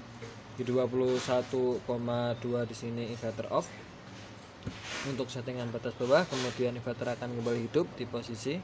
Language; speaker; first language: Indonesian; native; Indonesian